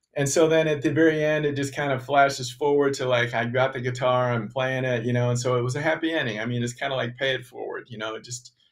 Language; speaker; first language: English; native; English